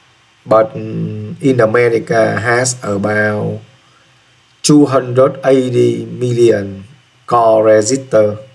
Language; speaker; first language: English; non-native, learner; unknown